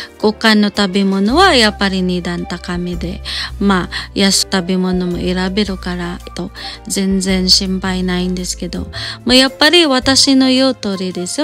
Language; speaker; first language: Japanese; non-native, fluent; Cebuano